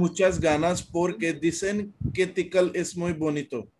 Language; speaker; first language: Spanish; non-native, learner; Hindi